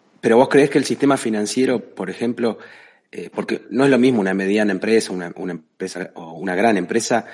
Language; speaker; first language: Spanish; native; Spanish